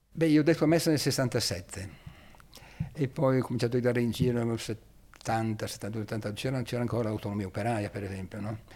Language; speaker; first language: Italian; native; Italian